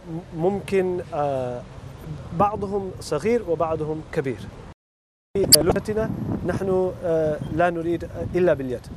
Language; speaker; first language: Arabic; non-native, learner; Urdu